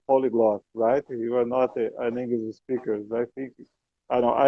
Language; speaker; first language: English; non-native, learner; Portuguese